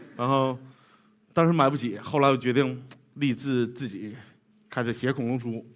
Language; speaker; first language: Chinese; native; Chinese